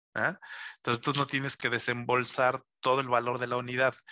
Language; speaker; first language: Spanish; native; Spanish